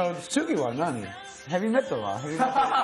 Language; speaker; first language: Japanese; non-native, learner; English